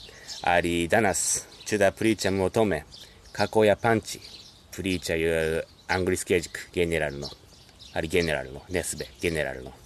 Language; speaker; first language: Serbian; non-native, learner; Japanese